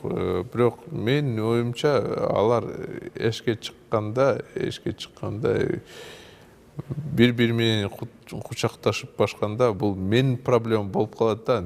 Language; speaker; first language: Kyrgyz; non-native, local second language; Russian